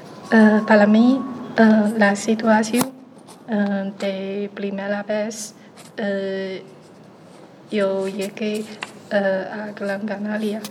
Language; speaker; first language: Spanish; non-native, learner; Chinese